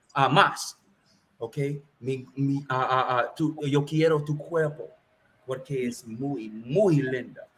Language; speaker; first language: Spanish; non-native, learner; English